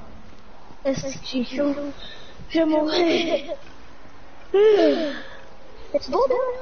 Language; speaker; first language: French; native; French